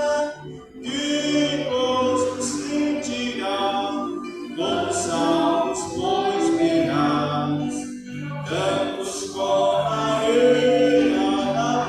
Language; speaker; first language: Portuguese; native; Portuguese